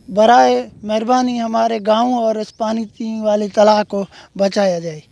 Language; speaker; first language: Urdu; non-native, local second language; Sindhi